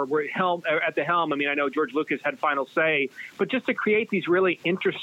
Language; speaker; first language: English; native; English